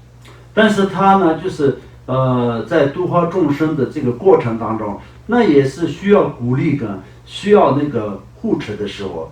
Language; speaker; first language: Chinese; non-native, local second language; Tibetan